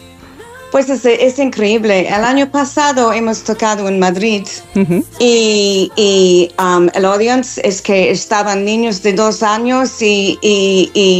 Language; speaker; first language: Spanish; non-native, fluent; English